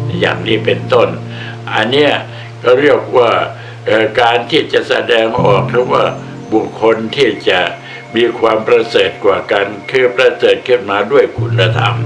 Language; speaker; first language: Thai; native; Thai